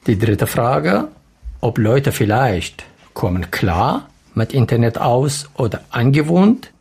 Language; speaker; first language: German; non-native, learner; Arabic